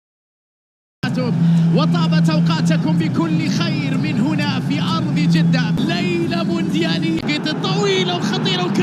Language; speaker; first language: Arabic; native; Arabic